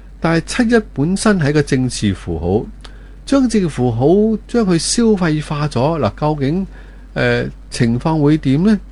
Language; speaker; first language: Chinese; non-native, local second language; Cantonese